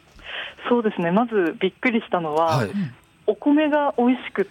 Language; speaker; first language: Japanese; native; Japanese